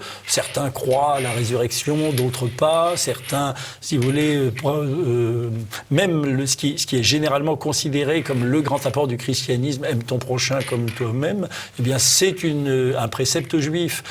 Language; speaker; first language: French; native; French